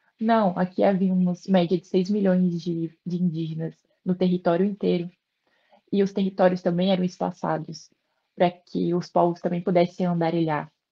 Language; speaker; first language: Portuguese; native; Portuguese